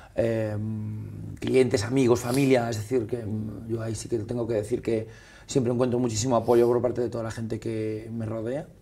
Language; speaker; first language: Spanish; native; Spanish